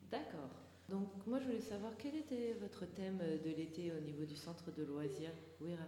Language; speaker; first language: French; native; French